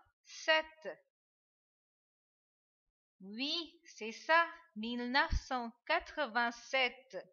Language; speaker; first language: French; non-native, fluent; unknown